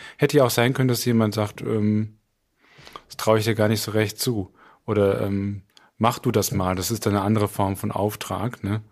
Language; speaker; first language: German; native; German